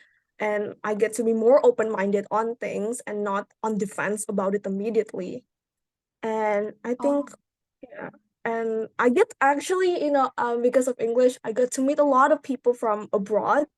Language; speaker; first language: English; non-native, fluent; Indonesian